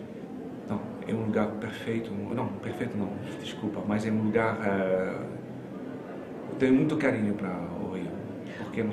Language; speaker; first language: Portuguese; non-native, fluent; French